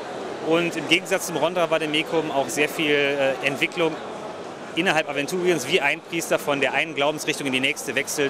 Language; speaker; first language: German; native; German